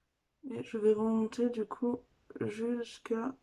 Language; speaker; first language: French; native; French